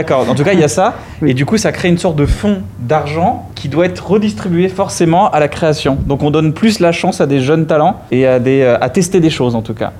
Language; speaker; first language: French; native; French